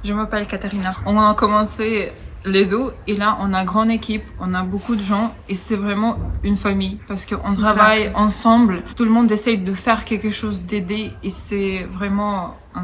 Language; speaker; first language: French; non-native, fluent; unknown